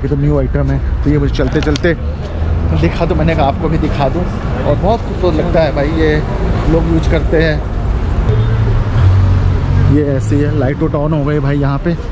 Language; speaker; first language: Hindi; native; Hindi